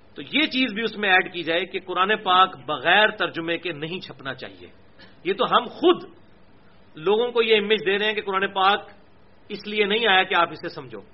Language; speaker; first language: Urdu; non-native, local second language; Punjabi